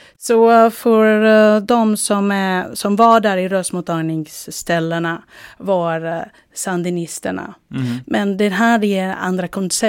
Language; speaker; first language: Swedish; non-native, fluent; Spanish